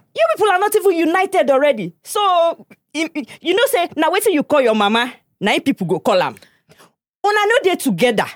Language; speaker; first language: English; non-native, local second language; Igbo